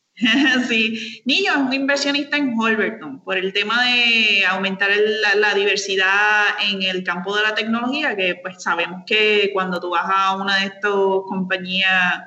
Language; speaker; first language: Spanish; native; Spanish